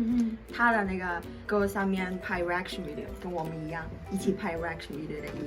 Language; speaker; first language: Chinese; non-native, fluent; Mongolian